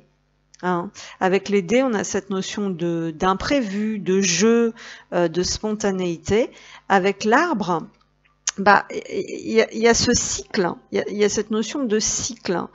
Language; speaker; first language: French; native; French